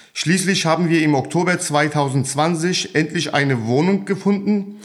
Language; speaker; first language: German; native; German